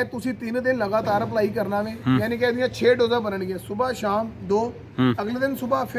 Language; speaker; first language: Punjabi; native; Punjabi